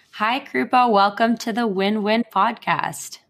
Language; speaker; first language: English; non-native, fluent; Hebrew